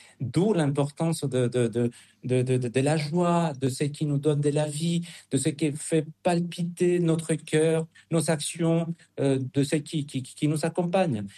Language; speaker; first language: French; non-native, fluent; Spanish